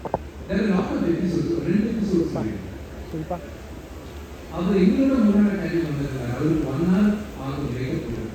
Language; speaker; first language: Tamil; non-native, local second language; Telugu